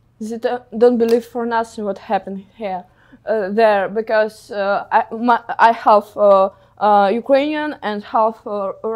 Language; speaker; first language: English; non-native, learner; Ukrainian